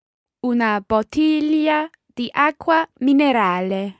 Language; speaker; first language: Italian; non-native, learner; English